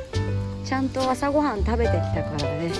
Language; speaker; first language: Japanese; native; Japanese